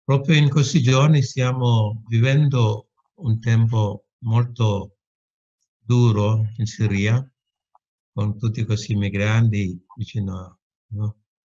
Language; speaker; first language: Italian; non-native, fluent; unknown